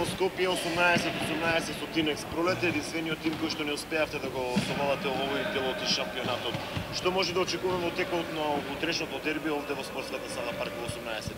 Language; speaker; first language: Macedonian; native; Macedonian